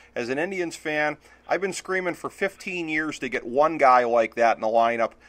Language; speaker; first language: English; native; English